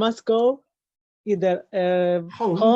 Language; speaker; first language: English; non-native, learner; Spanish